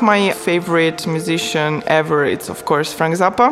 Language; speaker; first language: English; non-native, fluent; Italian